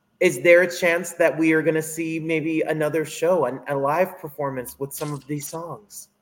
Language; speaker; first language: English; native; English